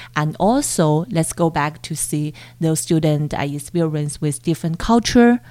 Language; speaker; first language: English; non-native, fluent; Chinese